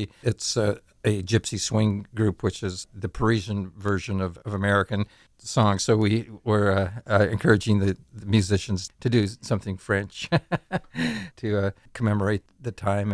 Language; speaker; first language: English; native; English